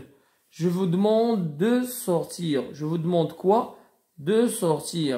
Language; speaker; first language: French; non-native, local second language; Arabic